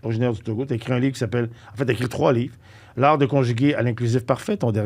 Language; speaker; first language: French; native; French